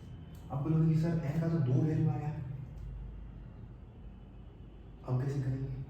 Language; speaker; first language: Hindi; native; Hindi